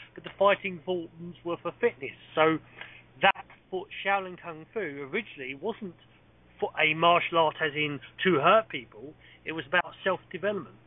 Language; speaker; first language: English; native; English